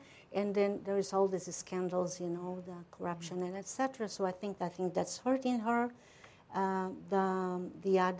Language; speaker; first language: English; non-native, fluent; Portuguese